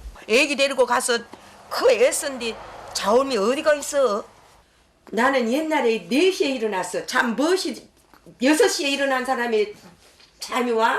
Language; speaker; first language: Korean; native; Korean